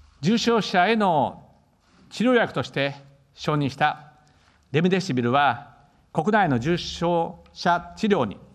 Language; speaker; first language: Japanese; native; Japanese